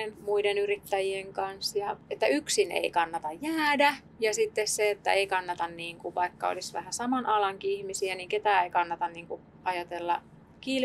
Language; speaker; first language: Finnish; native; Finnish